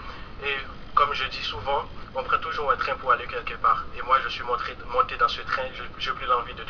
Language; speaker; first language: French; non-native, local second language; Haitian Creole